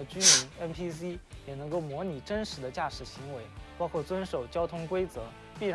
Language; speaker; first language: Chinese; native; Chinese